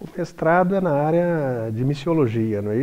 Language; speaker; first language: Portuguese; native; Portuguese